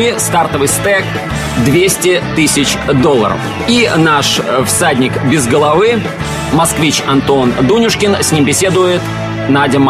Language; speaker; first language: Russian; native; Russian